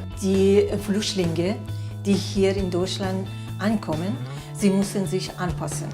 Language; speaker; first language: German; non-native, fluent; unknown